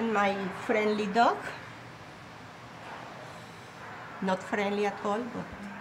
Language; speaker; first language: English; non-native, learner; Spanish